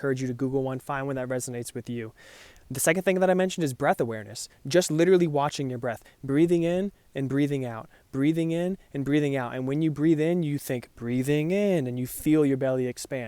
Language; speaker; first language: English; native; English